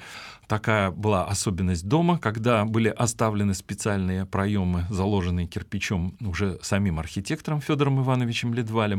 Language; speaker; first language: Russian; native; Russian